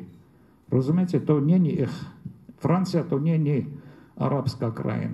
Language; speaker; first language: Slovak; non-native, fluent; Armenian